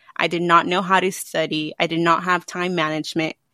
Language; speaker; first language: English; early bilingual, other home language; Spanish